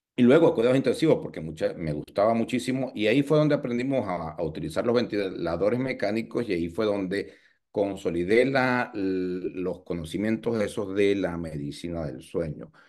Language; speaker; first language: Spanish; native; Spanish